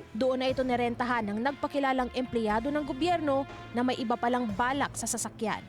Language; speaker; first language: Filipino; native; Filipino